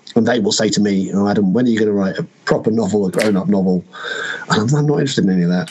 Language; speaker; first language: English; native; English